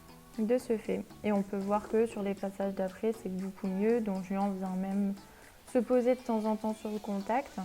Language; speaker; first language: French; native; French